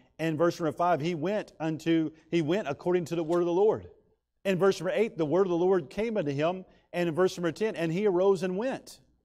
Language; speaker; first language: English; native; English